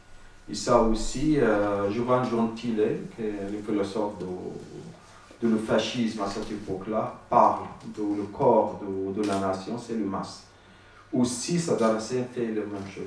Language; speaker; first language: French; non-native, learner; Arabic